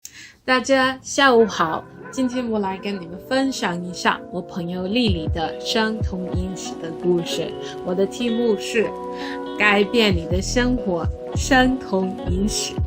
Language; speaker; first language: Chinese; non-native, learner; English